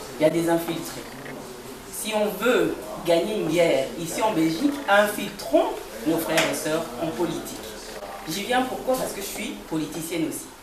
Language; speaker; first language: French; early bilingual, other home language; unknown